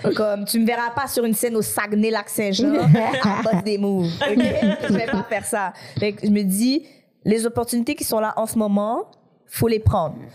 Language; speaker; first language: French; native; French